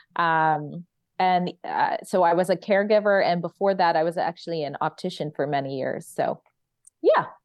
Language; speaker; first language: English; native; English